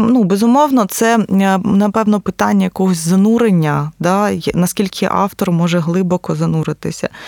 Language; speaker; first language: Ukrainian; native; Ukrainian